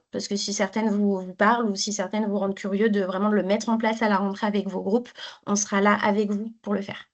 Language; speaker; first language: French; native; French